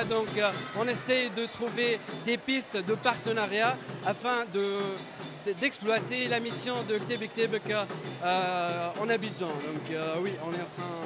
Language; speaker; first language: French; non-native, local second language; Arabic